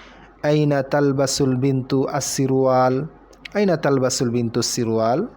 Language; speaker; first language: Arabic; non-native, fluent; Bangla